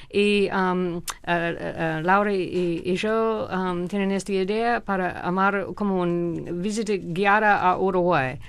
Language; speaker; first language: Spanish; non-native, fluent; English